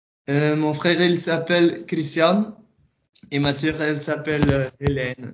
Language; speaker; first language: French; non-native, learner; Dutch